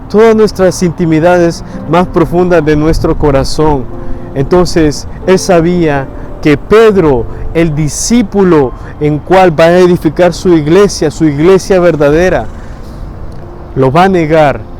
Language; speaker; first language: Spanish; native; Spanish